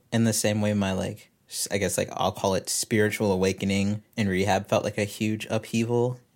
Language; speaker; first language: English; native; English